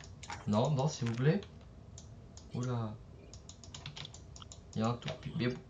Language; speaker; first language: French; native; French